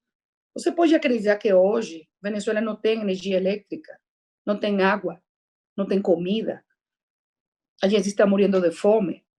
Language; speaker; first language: Portuguese; non-native, fluent; Spanish